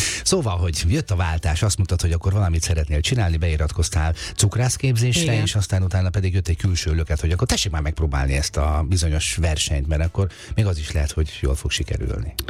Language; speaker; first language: Hungarian; native; Hungarian